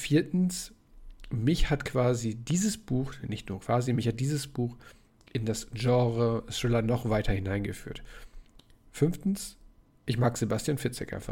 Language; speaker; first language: German; native; German